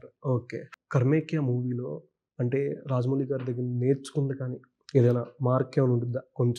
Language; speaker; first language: Telugu; native; Telugu